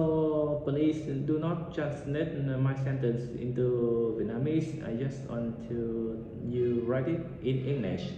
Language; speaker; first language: English; non-native, learner; Vietnamese